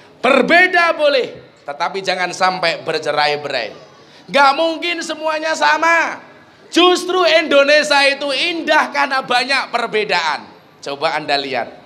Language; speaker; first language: Indonesian; non-native, local second language; Javanese